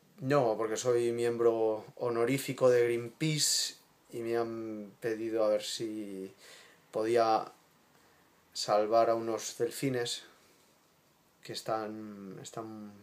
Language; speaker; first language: Spanish; native; Spanish